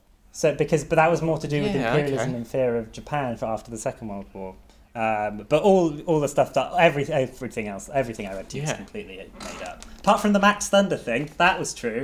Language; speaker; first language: English; native; English